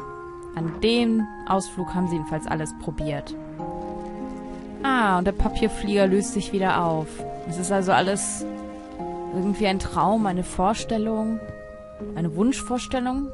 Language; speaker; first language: German; native; German